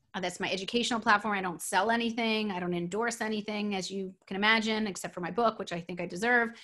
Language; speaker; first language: English; native; English